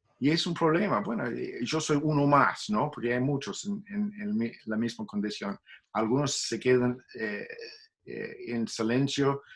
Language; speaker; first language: Spanish; non-native, fluent; English